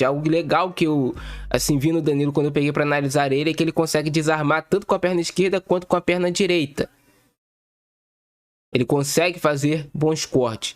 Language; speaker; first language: Portuguese; native; Portuguese